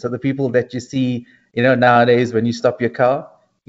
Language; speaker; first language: English; native; English